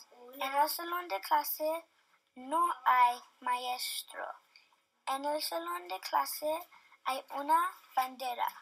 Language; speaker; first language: Spanish; non-native, learner; English